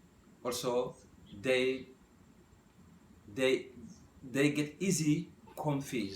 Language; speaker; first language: English; non-native, learner; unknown